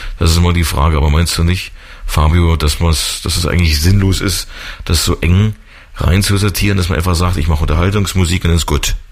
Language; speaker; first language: German; native; German